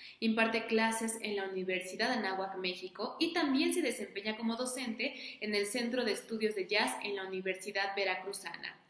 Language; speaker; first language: Spanish; native; Spanish